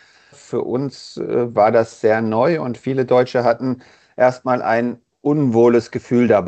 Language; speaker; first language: German; native; German